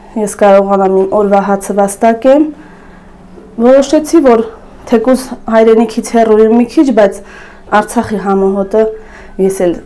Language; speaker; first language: Armenian; native; Armenian